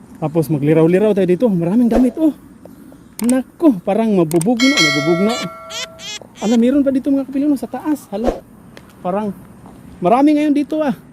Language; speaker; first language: Filipino; non-native, local second language; Cebuano